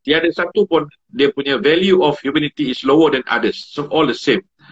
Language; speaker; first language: English; non-native, learner; Malay